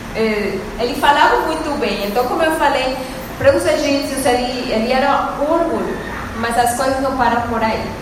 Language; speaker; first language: Portuguese; non-native, fluent; Spanish